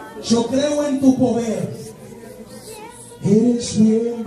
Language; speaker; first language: Spanish; native; Spanish